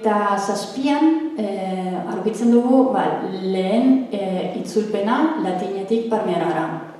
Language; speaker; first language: Basque; non-native, fluent; Italian